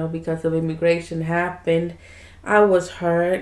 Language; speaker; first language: English; early bilingual, other home language; Spanish